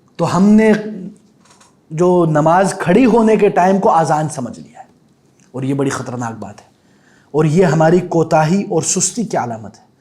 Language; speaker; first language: Urdu; native; Urdu